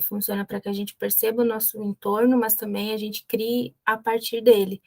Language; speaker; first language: Portuguese; native; Portuguese